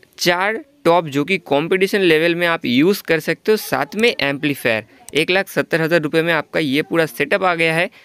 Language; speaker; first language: Hindi; non-native, local second language; Bangla